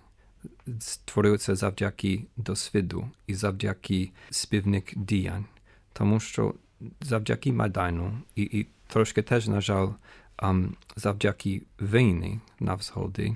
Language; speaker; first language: Ukrainian; non-native, fluent; English